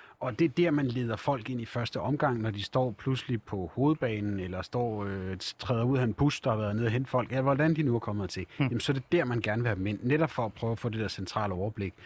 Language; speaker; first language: Danish; native; Danish